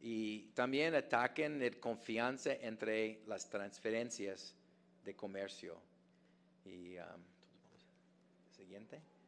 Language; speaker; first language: Spanish; non-native, fluent; English